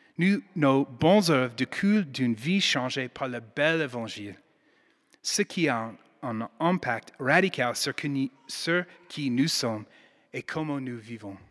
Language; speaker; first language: French; non-native, fluent; English